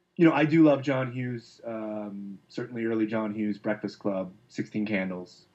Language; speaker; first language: English; native; English